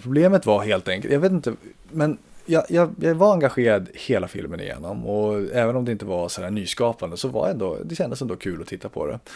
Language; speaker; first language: Swedish; native; Swedish